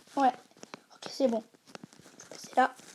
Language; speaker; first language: French; native; French